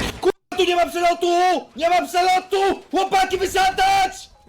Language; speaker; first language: Polish; native; Polish